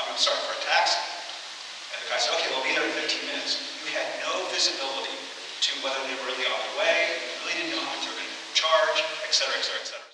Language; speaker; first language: English; native; English